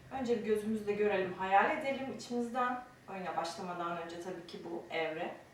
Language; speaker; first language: Turkish; native; Turkish